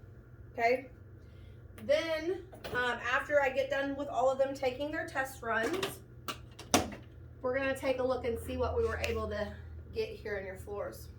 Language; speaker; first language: English; native; English